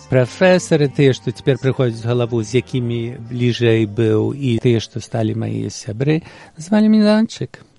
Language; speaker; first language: Belarusian; early bilingual, heritage; Belarusian